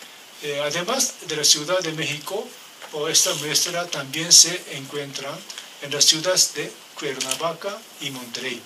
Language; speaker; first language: Spanish; non-native, learner; Japanese